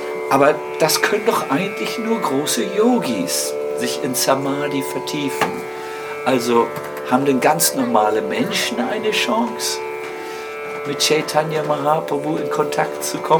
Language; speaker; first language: German; native; German